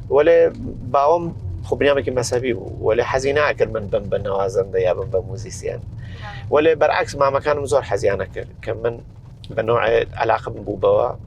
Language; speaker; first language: Central Kurdish; native; Central Kurdish